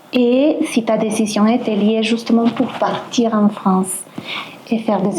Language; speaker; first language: French; non-native, fluent; Spanish